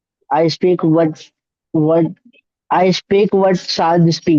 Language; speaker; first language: English; non-native, learner; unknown